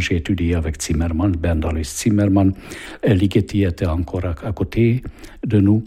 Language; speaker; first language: French; non-native, fluent; Hungarian